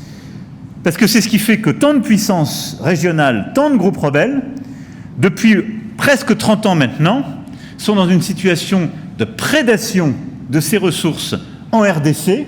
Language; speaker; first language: French; native; French